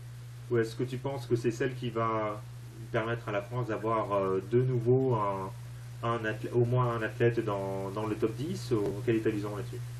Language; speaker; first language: French; native; French